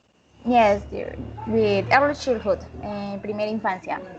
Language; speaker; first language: English; non-native, learner; Spanish